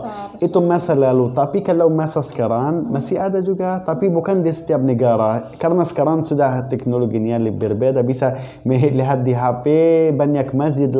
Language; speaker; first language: Indonesian; non-native, learner; Arabic